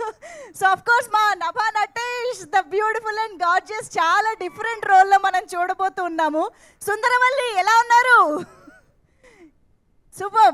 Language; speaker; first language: Telugu; native; Telugu